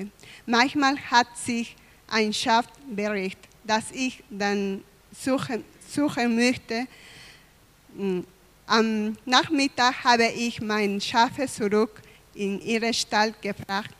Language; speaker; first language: German; non-native, fluent; Spanish